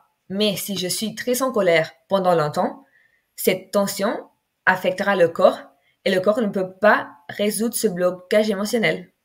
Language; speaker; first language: French; non-native, fluent; Spanish